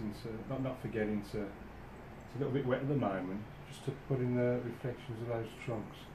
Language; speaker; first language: English; native; English